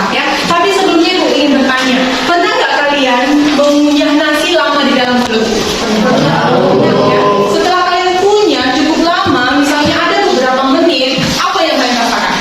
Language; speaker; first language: Indonesian; native; Indonesian